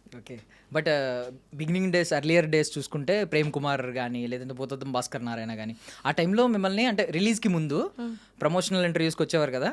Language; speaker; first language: Telugu; native; Telugu